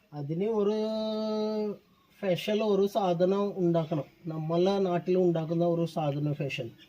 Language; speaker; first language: Malayalam; non-native, learner; Hindi